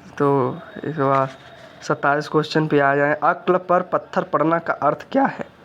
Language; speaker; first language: Hindi; native; Hindi